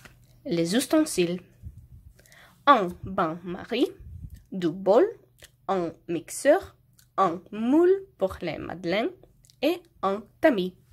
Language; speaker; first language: French; non-native, learner; Slovenian